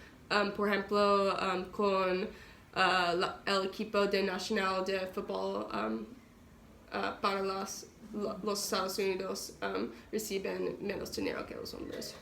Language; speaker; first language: Spanish; non-native, learner; English